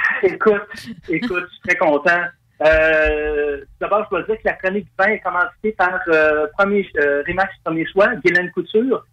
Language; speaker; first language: French; native; French